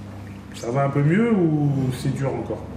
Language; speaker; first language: French; native; French